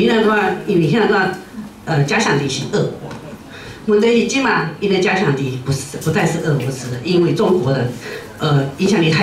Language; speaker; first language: Chinese; non-native, local second language; Min Nan Chinese